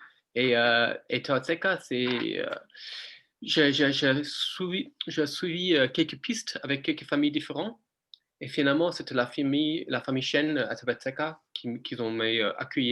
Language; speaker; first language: French; non-native, fluent; English